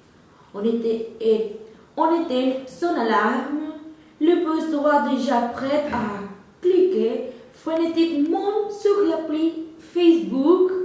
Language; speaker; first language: French; non-native, learner; Spanish